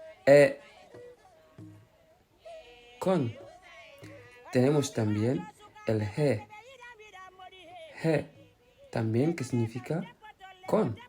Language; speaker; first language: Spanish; non-native, fluent; Fula